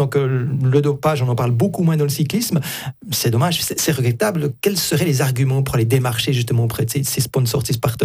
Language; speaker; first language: French; native; French